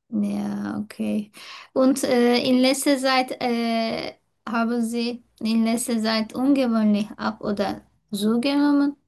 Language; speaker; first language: German; non-native, learner; Turkish